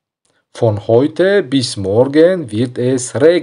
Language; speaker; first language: German; non-native, learner; Tajik